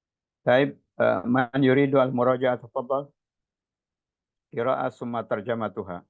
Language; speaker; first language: Arabic; non-native, fluent; Indonesian